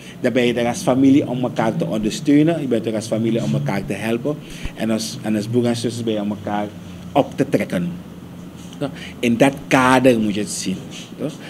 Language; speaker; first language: Dutch; native; Dutch